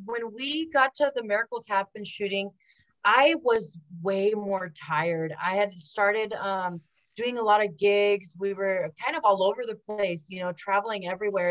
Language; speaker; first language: English; early bilingual, other home language; Spanish